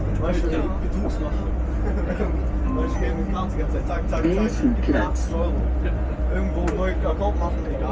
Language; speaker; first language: German; non-native, learner; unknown